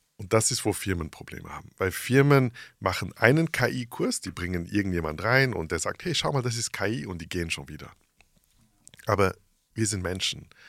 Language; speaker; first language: German; early bilingual, heritage; English